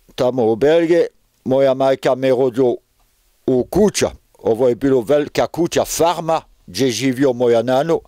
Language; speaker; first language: Serbian; non-native, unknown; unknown